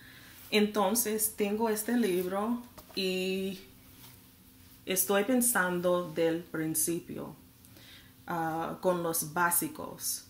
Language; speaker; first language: Spanish; non-native, learner; English